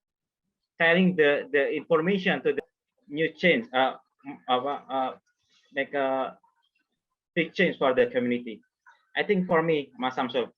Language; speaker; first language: English; non-native, fluent; Indonesian